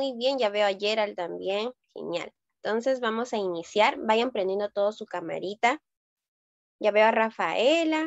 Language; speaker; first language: Spanish; native; Spanish